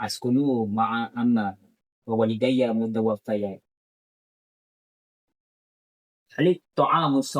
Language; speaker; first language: Arabic; non-native, learner; Malay